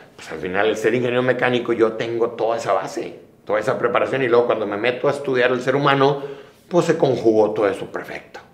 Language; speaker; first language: Spanish; native; Spanish